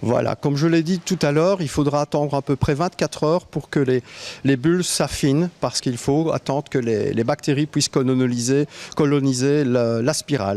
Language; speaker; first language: French; native; French